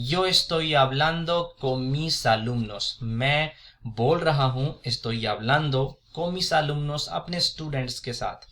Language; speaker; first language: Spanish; non-native, fluent; Urdu